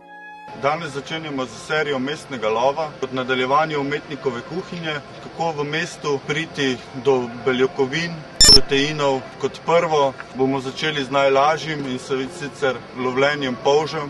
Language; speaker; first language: Slovenian; native; Slovenian